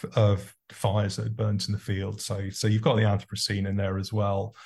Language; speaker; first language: English; native; English